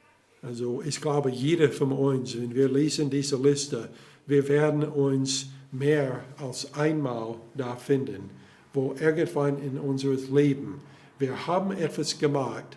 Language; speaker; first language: German; non-native, fluent; English